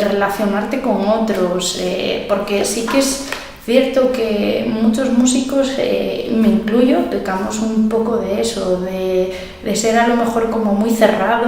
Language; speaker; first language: Spanish; native; Spanish